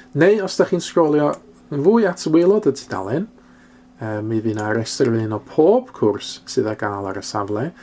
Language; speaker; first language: Welsh; non-native, local second language; English